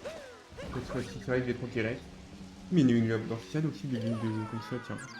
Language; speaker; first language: French; native; French